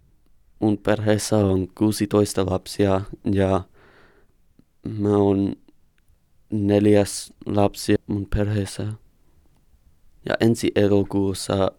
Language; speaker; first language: Finnish; non-native, learner; English